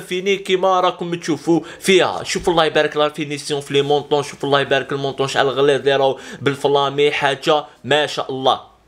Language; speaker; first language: Arabic; native; Arabic